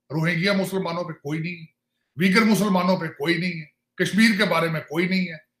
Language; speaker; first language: Urdu; non-native, local second language; Punjabi